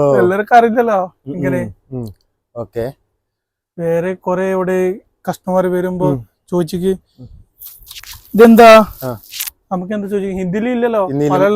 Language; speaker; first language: Malayalam; non-native, learner; Bangla